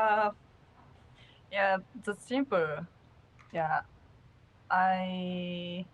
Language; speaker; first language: English; non-native, learner; Japanese